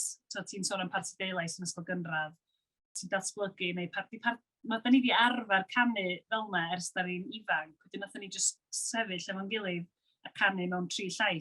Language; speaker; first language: Welsh; native; Welsh